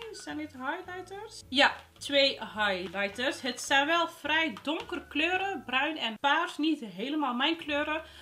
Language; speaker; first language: Dutch; early bilingual, other home language; Arabic